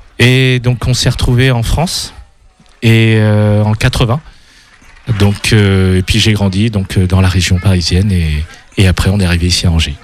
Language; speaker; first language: French; early bilingual, other home language; Hmong